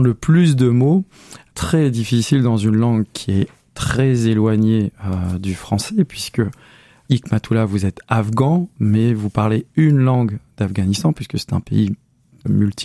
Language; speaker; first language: French; native; French